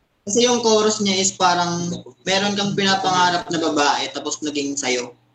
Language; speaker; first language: Filipino; native; Filipino